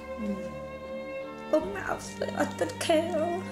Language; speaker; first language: Korean; non-native, learner; Khmer